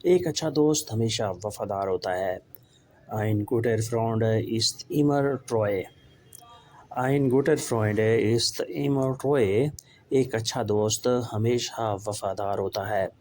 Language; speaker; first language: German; non-native, fluent; Urdu